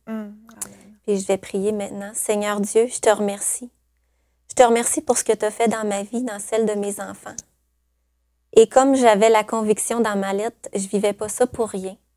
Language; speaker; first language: French; native; French